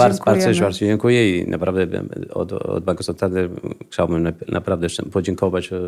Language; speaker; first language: Polish; non-native, learner; Spanish